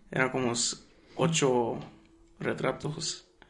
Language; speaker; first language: Spanish; early bilingual, other home language; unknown